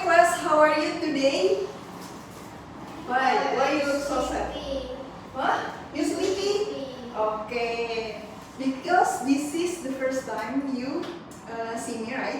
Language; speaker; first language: English; non-native, fluent; Indonesian